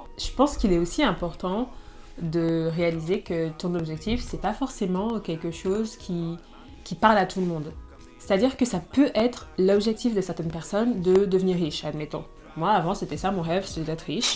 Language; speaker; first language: French; native; French